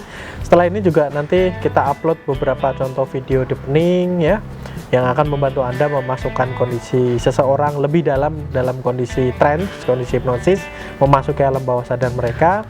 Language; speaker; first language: Indonesian; native; Indonesian